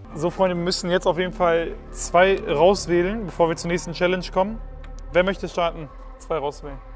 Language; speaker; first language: German; native; German